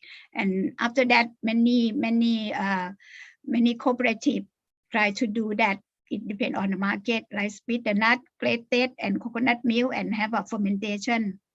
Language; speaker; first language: English; non-native, learner; Thai